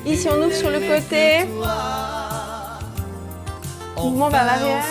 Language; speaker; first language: French; native; French